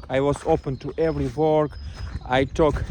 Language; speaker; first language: English; non-native, learner; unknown